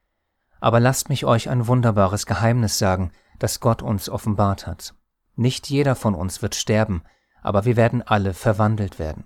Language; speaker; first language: German; native; German